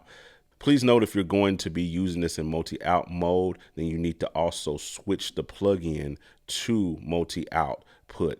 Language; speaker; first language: English; native; English